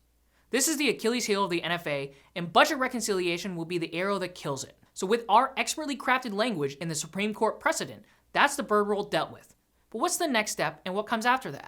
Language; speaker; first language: English; native; English